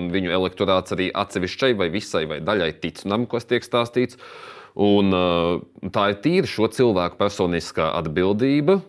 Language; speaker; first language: Latvian; native; Latvian